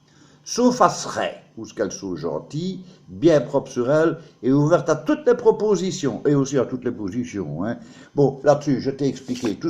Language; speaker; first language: French; native; French